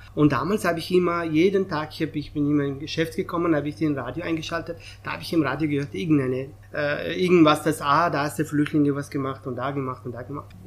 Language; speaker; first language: German; non-native, fluent; Persian